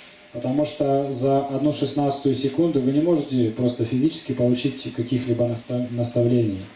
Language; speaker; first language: Russian; native; Russian